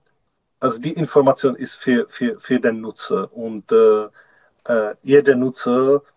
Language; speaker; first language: German; non-native, learner; Czech